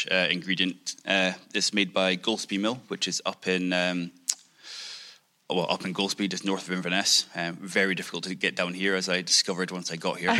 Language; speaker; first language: English; native; English